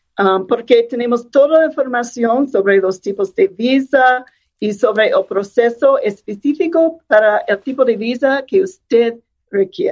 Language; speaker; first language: Spanish; non-native, fluent; English